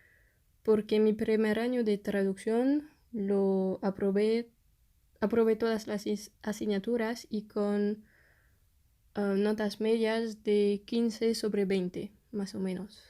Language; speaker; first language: Spanish; non-native, fluent; French